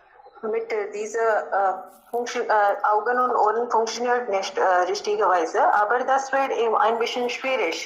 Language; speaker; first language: German; non-native, learner; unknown